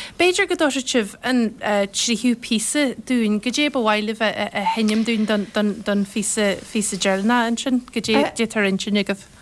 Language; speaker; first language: Irish; native; Irish